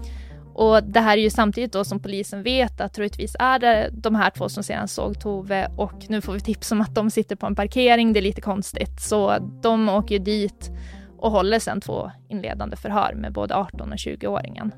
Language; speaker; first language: Swedish; native; Swedish